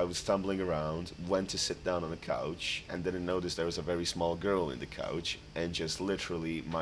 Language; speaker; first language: English; non-native, fluent; Croatian